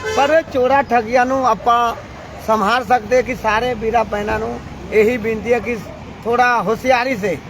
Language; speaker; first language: Punjabi; non-native, learner; Nepali